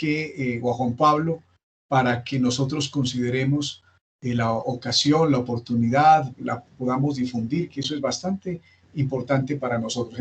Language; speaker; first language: Spanish; native; Spanish